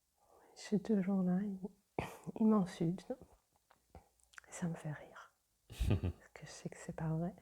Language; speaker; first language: French; non-native, fluent; Portuguese